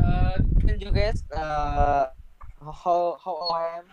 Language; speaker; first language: English; non-native, learner; Vietnamese